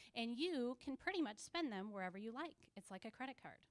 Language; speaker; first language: English; native; English